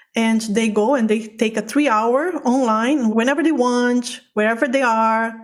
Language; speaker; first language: English; non-native, fluent; Portuguese